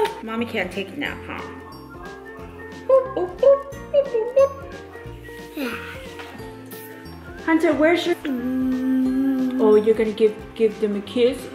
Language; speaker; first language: English; native; English